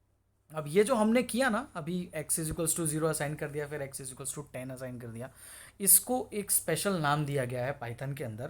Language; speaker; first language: Hindi; native; Hindi